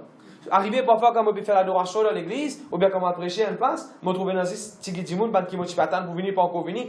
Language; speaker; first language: French; non-native, local second language; Morisyen